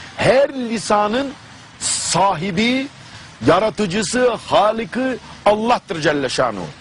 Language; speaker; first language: Turkish; non-native, fluent; German